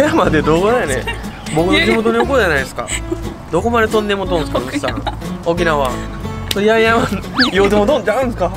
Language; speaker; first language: Japanese; native; Japanese